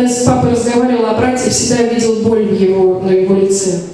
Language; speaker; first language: Russian; native; Russian